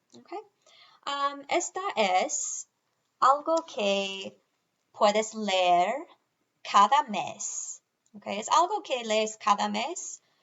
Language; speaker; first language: Spanish; non-native, fluent; English